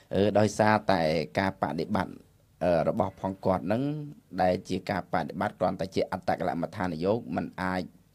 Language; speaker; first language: Khmer; native; Khmer